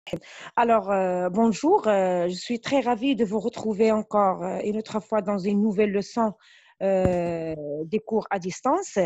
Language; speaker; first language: French; non-native, local second language; Arabic